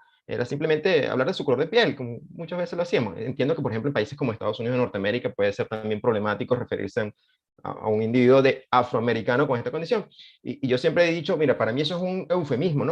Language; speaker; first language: Spanish; native; Spanish